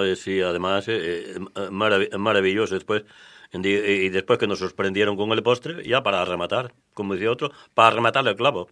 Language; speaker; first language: Spanish; non-native, local second language; Galician